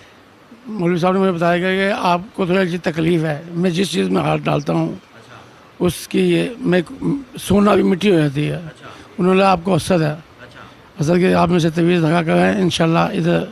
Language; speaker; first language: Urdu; non-native, local second language; Punjabi